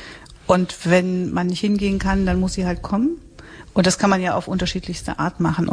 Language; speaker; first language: German; native; German